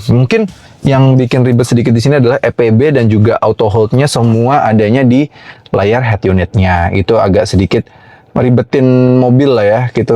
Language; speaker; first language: Indonesian; native; Indonesian